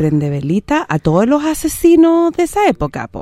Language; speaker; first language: Spanish; native; Spanish